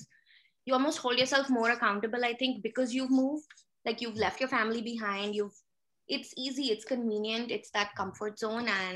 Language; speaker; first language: English; non-native, local second language; Hindi